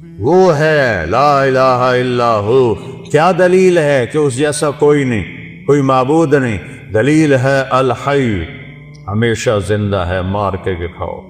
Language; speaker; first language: Urdu; non-native, local second language; Saraiki